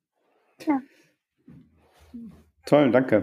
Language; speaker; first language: German; native; German